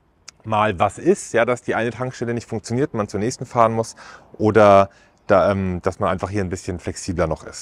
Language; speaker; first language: German; native; German